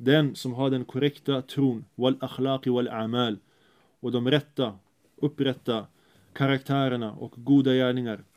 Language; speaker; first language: Swedish; early bilingual, other home language; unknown